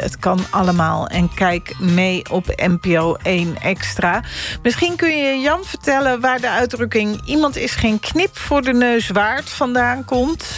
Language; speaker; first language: Dutch; native; Dutch